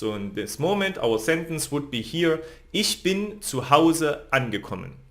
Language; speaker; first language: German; non-native, fluent; Spanish